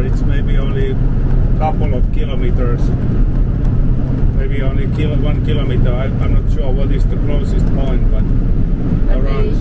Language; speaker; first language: English; non-native, learner; Finnish